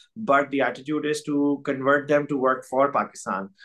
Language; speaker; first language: English; non-native, local second language; Urdu